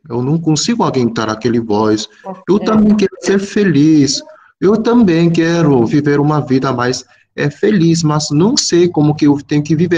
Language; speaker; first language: Portuguese; non-native, fluent; Korean